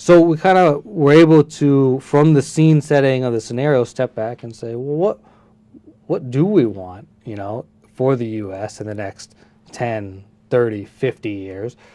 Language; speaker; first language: English; early bilingual, other home language; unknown